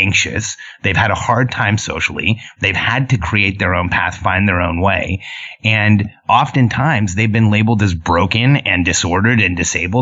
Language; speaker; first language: English; early bilingual, other home language; Spanish